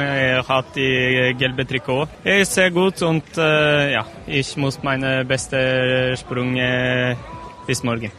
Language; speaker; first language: German; non-native, learner; Norwegian